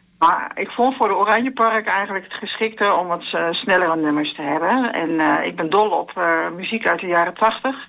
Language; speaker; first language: Dutch; native; Dutch